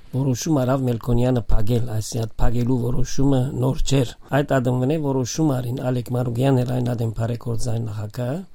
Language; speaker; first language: Armenian; native; Armenian